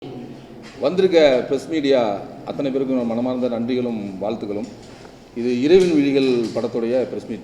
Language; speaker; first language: Tamil; native; Tamil